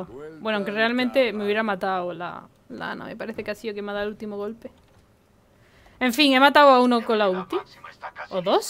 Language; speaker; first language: Spanish; native; Spanish